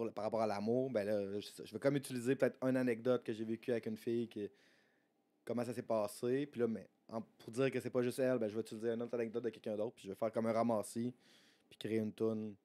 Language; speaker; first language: French; native; French